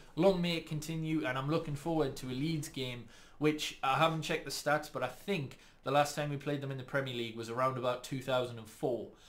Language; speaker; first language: English; native; English